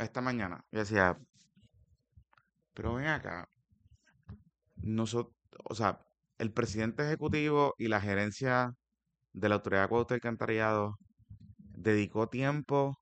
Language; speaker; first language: Spanish; native; Spanish